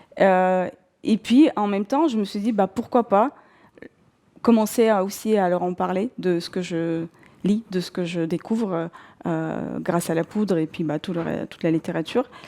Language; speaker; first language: French; non-native, fluent; Russian